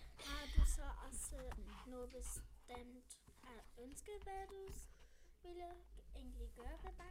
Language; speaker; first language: Danish; non-native, learner; German